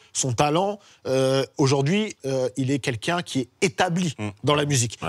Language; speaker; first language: French; native; French